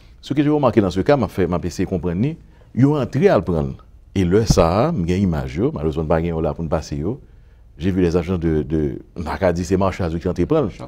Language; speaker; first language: French; non-native, local second language; Haitian Creole